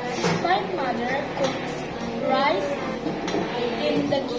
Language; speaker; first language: English; non-native, learner; Indonesian